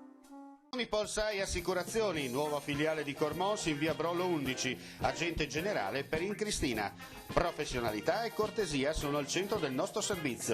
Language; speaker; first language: Italian; native; Italian